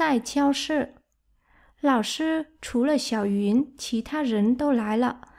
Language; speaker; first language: Chinese; non-native, fluent; Vietnamese